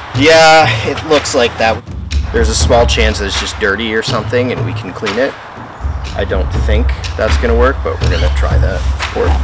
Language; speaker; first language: English; native; English